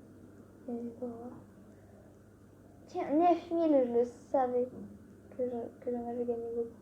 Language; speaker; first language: French; native; French